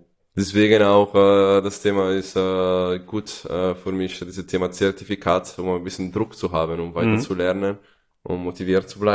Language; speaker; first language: German; non-native, fluent; Italian